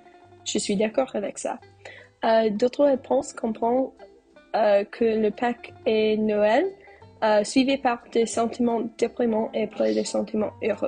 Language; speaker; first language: French; non-native, learner; English